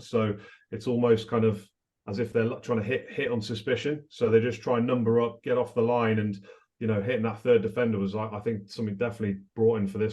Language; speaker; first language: English; native; English